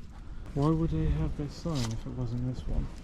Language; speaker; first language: English; native; English